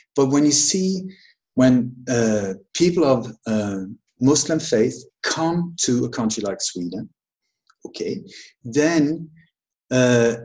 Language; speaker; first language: English; early bilingual, other home language; Danish